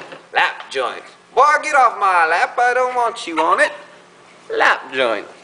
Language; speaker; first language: English; native; English